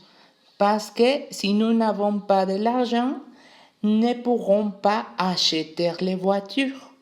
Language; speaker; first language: French; non-native, learner; Spanish